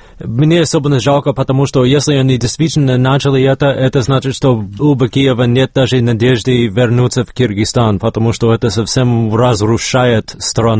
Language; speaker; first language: Russian; non-native, fluent; English